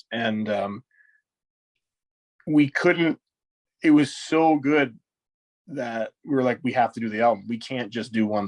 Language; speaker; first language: English; native; English